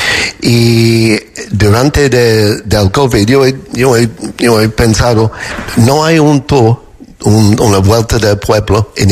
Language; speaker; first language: Spanish; non-native, fluent; English